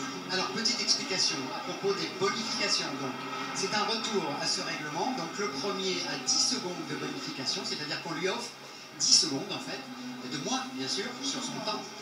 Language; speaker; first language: French; native; French